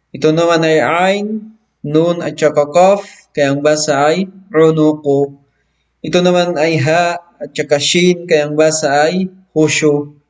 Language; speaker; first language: Filipino; non-native, local second language; Maranao